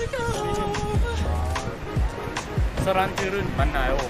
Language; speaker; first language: Korean; non-native, learner; Hmong